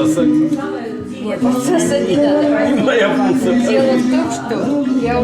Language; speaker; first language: Russian; native; Russian